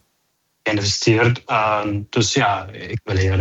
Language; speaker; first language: Dutch; non-native, fluent; Arabic